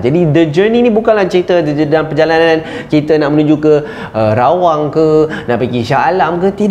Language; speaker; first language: Malay; native; Malay